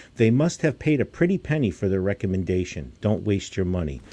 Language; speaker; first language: English; native; English